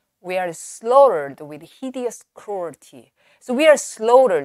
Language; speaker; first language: English; non-native, fluent; Korean